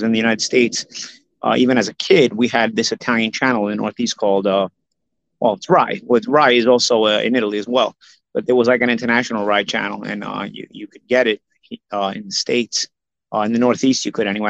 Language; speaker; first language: English; early bilingual, other home language; Italian